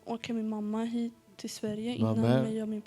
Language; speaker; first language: Swedish; early bilingual, other home language; Arabic